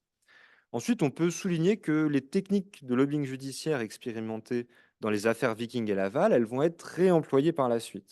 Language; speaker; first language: French; native; French